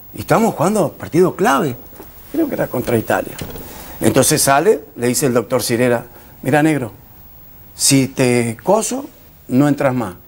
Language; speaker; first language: Spanish; native; Spanish